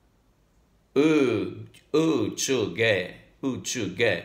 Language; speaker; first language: Chinese; non-native, learner; Italian